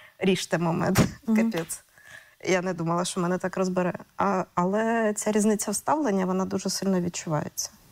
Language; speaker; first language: Ukrainian; native; Ukrainian